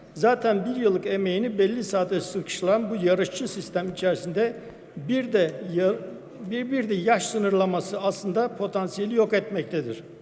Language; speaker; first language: Turkish; non-native, local second language; Kurdish